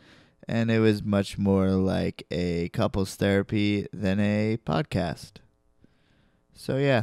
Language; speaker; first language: English; native; English